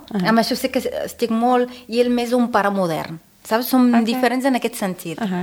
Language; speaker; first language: Catalan; non-native, fluent; Arabic